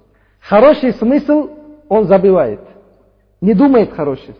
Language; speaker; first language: Russian; non-native, fluent; Uzbek